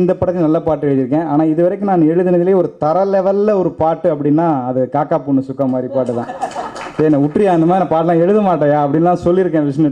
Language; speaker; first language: Tamil; native; Tamil